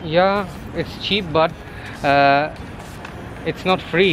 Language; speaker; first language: English; non-native, local second language; Hindi